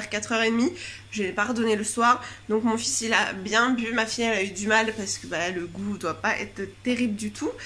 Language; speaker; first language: French; native; French